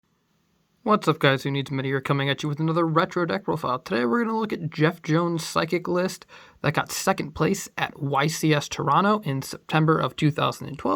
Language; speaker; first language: English; native; English